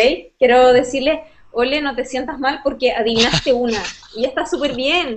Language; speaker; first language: Spanish; native; Spanish